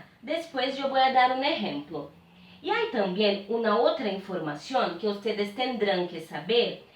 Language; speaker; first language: Spanish; non-native, fluent; Portuguese